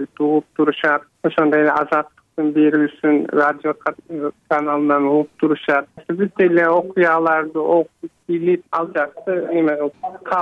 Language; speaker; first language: Kyrgyz; early bilingual, heritage; Kyrgyz